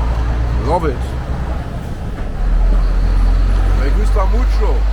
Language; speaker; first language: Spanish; non-native, learner; English